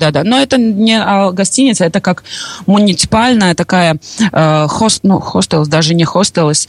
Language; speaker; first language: Russian; non-native, local second language; Latvian